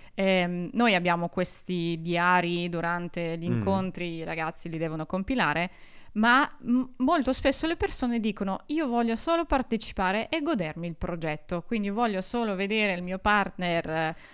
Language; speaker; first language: Italian; non-native, fluent; Russian